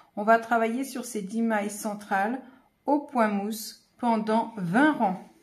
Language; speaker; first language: French; native; French